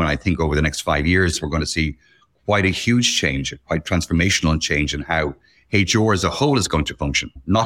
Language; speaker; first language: English; native; English